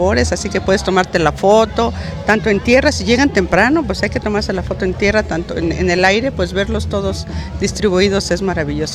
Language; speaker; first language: Spanish; native; Spanish